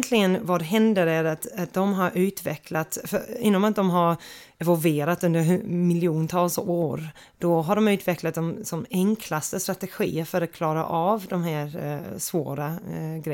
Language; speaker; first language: Swedish; non-native, fluent; English